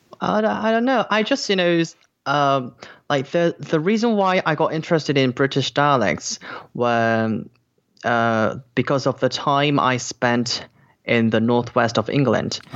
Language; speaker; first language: English; non-native, fluent; Korean